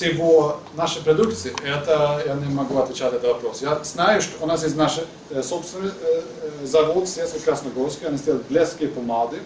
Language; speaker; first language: Russian; non-native, learner; Swedish